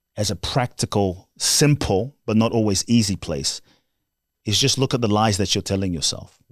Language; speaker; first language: English; native; English